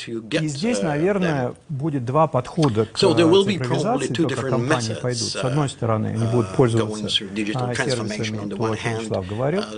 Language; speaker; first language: Russian; native; Russian